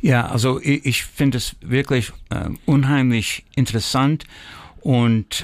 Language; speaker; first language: German; early bilingual, heritage; German